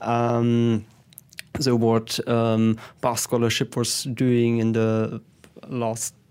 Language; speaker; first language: English; non-native, fluent; German